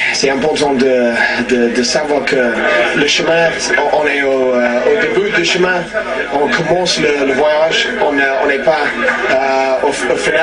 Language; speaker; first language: French; non-native, fluent; English